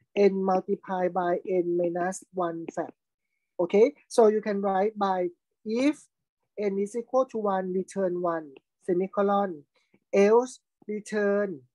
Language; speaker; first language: English; non-native, fluent; Thai